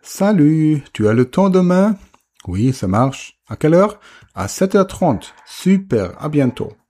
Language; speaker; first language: French; non-native, fluent; German